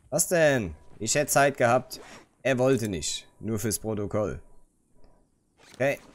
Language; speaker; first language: German; native; German